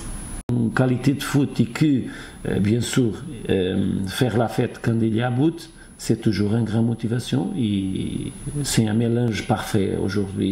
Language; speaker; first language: French; non-native, fluent; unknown